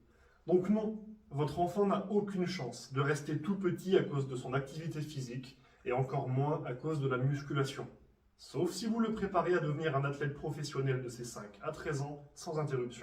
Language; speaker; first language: French; native; French